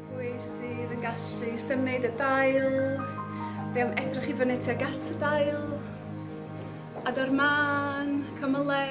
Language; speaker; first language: Welsh; native; Welsh